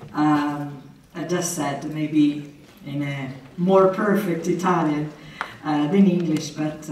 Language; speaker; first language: English; non-native, fluent; Italian